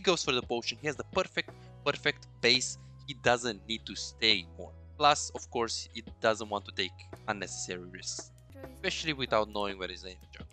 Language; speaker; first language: English; non-native, fluent; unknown